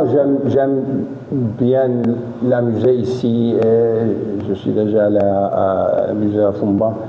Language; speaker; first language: French; non-native, fluent; Turkish